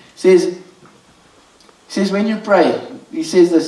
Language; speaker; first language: English; non-native, local second language; Afrikaans